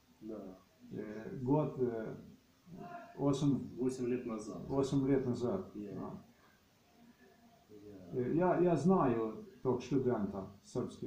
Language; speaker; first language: Russian; non-native, learner; Slovenian